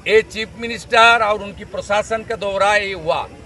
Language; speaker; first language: Hindi; non-native, local second language; Bangla